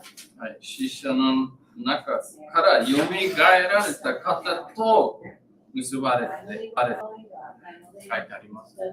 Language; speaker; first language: Japanese; non-native, learner; English